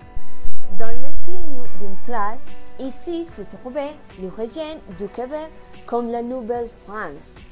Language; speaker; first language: French; non-native, learner; Spanish